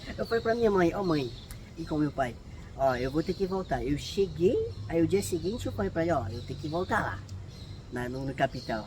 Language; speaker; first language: Portuguese; non-native, fluent; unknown